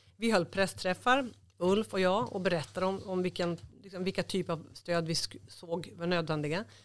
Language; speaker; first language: Swedish; native; Swedish